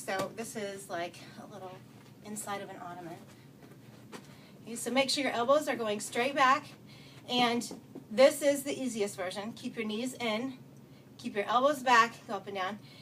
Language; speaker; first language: English; native; English